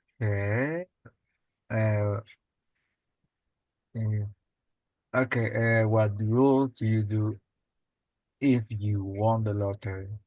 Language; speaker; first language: English; non-native, learner; Spanish